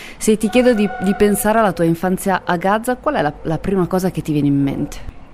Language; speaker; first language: Italian; native; Italian